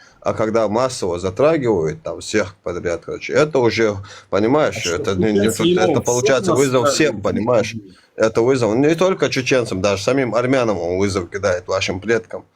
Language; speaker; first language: Russian; non-native, local second language; Chechen